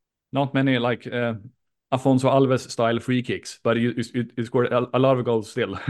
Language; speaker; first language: English; non-native, fluent; Swedish